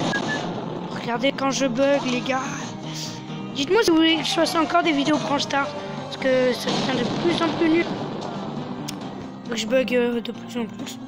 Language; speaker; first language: French; native; French